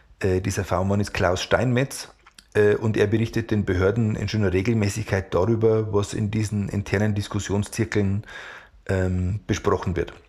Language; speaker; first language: German; native; German